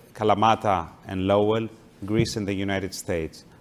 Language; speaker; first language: English; non-native, fluent; Greek